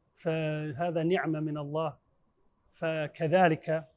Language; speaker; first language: Arabic; non-native, fluent; Chinese